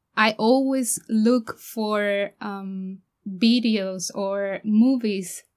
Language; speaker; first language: English; non-native, fluent; Spanish